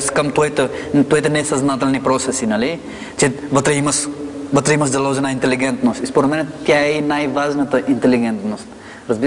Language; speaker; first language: Bulgarian; non-native, fluent; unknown